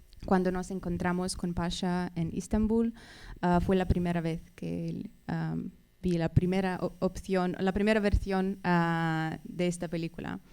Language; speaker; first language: Spanish; non-native, fluent; Russian